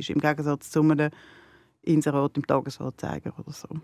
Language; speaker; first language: German; native; German